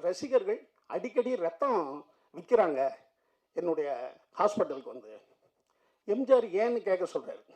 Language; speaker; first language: Tamil; native; Tamil